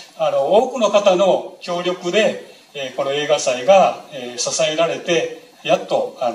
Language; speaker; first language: Japanese; native; Japanese